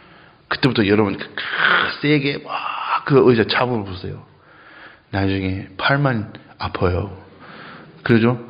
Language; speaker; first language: Korean; non-native, fluent; English